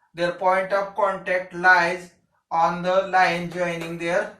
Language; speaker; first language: English; non-native, local second language; Marathi